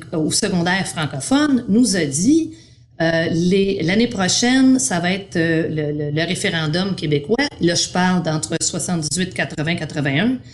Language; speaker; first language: French; native; French